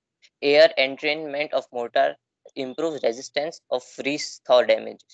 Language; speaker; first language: English; non-native, learner; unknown